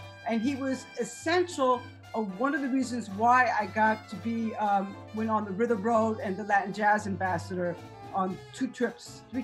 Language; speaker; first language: English; early bilingual, other home language; Spanish